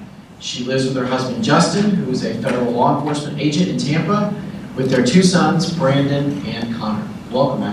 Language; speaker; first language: English; native; English